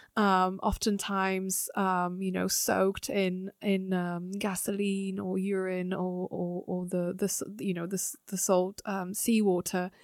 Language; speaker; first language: English; non-native, fluent; Slovak